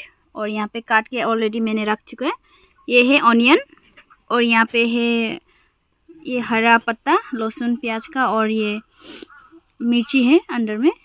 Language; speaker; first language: Hindi; non-native, local second language; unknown